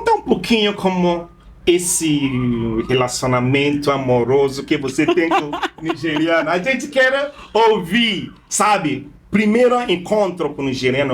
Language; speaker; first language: Portuguese; non-native, fluent; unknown